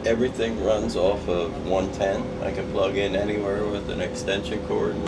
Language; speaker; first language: English; native; English